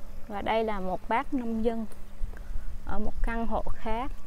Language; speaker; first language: Vietnamese; native; Vietnamese